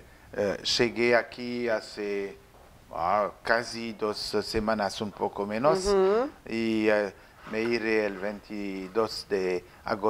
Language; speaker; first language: Spanish; non-native, learner; French